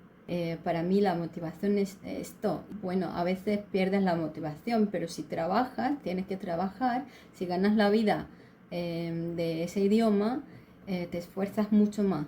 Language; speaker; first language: Spanish; non-native, fluent; Turkish